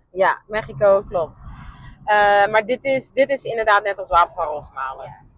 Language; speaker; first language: Dutch; non-native, local second language; Papiamento